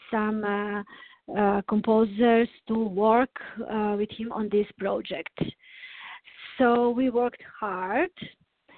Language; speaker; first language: English; non-native, learner; Serbian